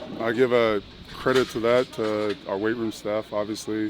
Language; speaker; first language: English; native; English